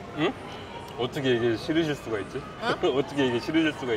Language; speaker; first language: Korean; native; Korean